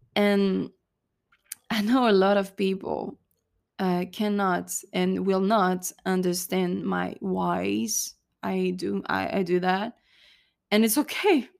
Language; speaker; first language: English; non-native, fluent; French